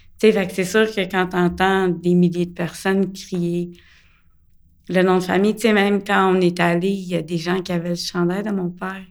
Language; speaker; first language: French; early bilingual, other home language; English